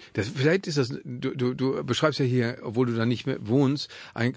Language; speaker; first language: German; native; German